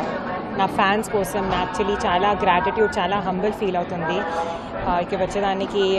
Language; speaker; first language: Telugu; non-native, learner; Hindi